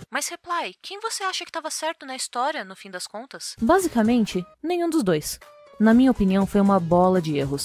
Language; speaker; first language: Portuguese; native; Portuguese